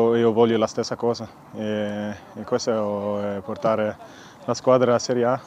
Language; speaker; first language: Italian; non-native, fluent; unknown